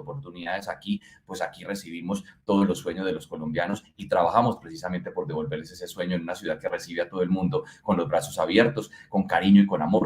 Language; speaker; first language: Spanish; native; Spanish